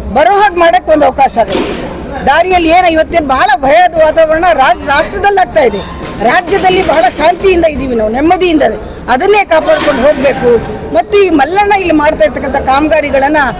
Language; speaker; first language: Kannada; non-native, local second language; Urdu